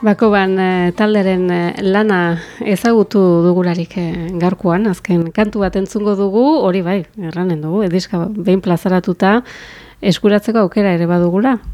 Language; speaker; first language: Basque; native; Basque